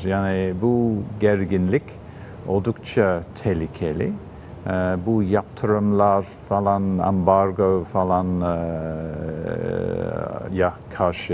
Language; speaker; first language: Turkish; non-native, fluent; English